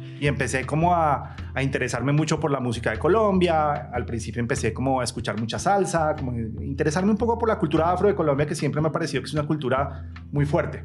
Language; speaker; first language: Spanish; native; Spanish